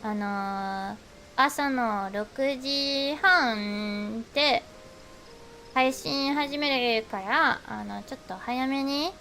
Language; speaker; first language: Japanese; non-native, learner; English